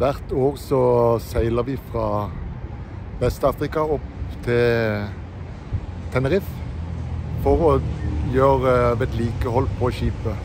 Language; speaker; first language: Norwegian; native; Norwegian